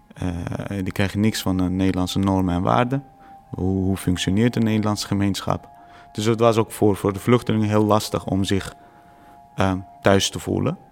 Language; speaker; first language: Dutch; early bilingual, other home language; Azerbaijani